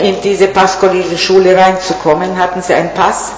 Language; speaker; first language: German; non-native, fluent; Italian